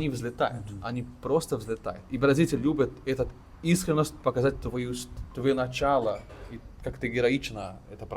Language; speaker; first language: Russian; non-native, fluent; Portuguese